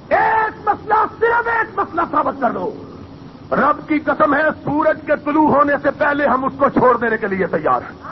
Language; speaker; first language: Urdu; non-native, local second language; Punjabi